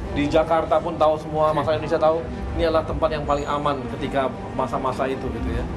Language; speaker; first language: Indonesian; native; Indonesian